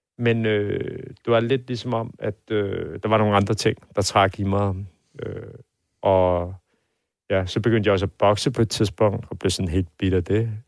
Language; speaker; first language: Danish; early bilingual, other home language; Persian